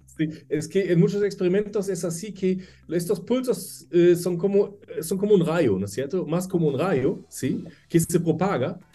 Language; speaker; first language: Spanish; non-native, fluent; German